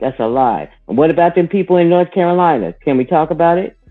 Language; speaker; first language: English; native; English